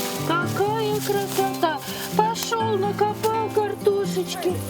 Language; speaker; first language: Russian; native; Russian